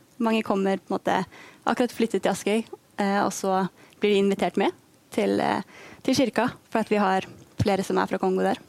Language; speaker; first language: Norwegian; native; Norwegian